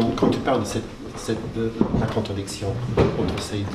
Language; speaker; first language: French; non-native, learner; English